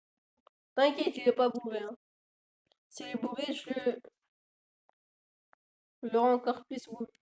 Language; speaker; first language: French; native; French